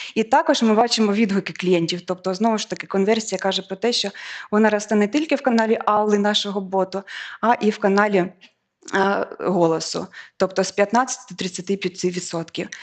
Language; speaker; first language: Ukrainian; native; Ukrainian